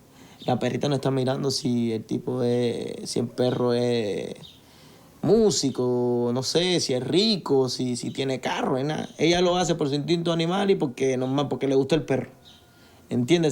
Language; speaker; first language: Spanish; native; Spanish